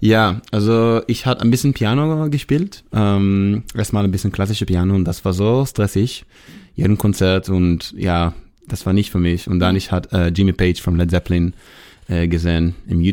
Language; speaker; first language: German; non-native, learner; Hebrew